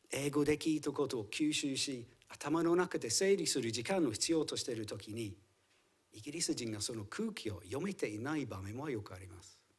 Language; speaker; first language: Japanese; non-native, fluent; English